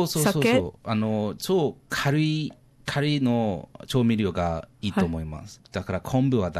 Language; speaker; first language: Japanese; non-native, learner; English